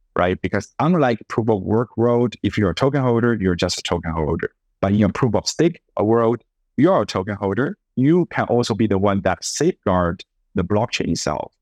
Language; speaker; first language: English; non-native, fluent; Chinese